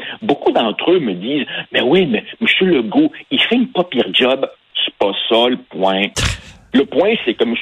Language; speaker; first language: French; early bilingual, other home language; Spanish